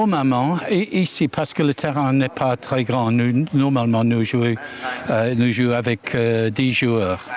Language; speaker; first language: French; non-native, learner; English